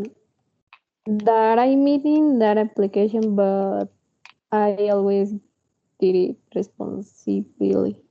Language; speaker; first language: English; non-native, learner; Spanish